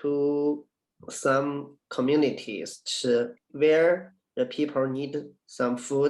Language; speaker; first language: English; non-native, learner; Chinese